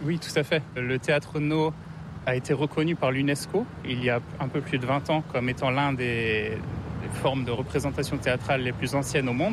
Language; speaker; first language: French; native; French